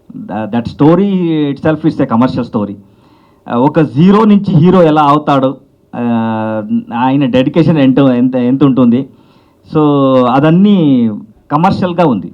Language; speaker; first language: Telugu; non-native, learner; Kannada